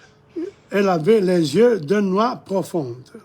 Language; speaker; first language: French; non-native, fluent; English